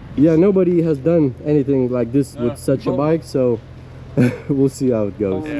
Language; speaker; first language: English; non-native, learner; Lithuanian